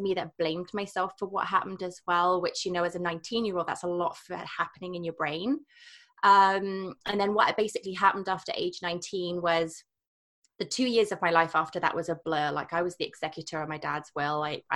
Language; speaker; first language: English; native; English